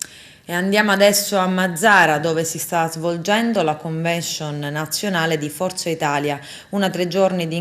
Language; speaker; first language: Italian; native; Italian